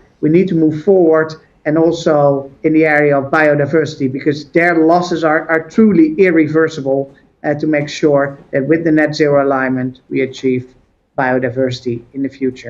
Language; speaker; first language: English; non-native, fluent; Dutch